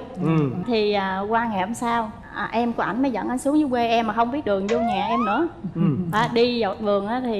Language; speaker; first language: Vietnamese; native; Vietnamese